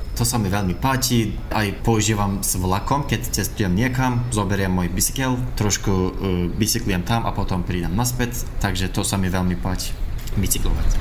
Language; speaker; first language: Slovak; non-native, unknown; Turkish